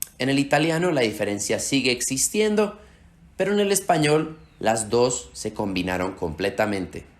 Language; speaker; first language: Spanish; early bilingual, heritage; Slovak